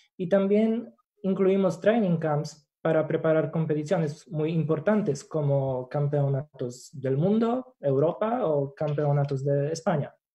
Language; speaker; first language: Spanish; non-native, fluent; Polish